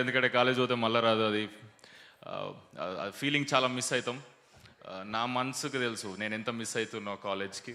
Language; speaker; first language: Telugu; native; Telugu